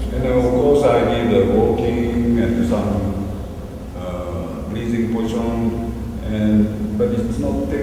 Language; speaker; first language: English; non-native, learner; Japanese